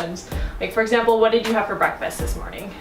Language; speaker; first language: English; native; English